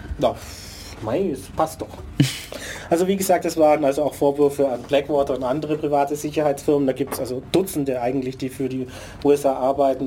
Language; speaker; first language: German; native; German